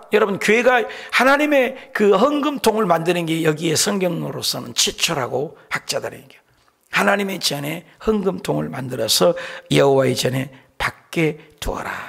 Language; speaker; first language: Korean; native; Korean